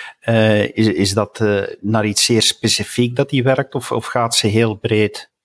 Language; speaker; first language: Dutch; native; Dutch